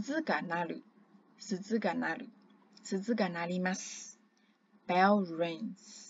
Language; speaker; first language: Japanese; non-native, fluent; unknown